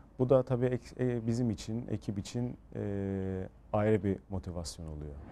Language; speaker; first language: Turkish; early bilingual, heritage; Turkish